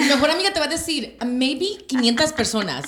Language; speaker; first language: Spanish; early bilingual, heritage; Spanish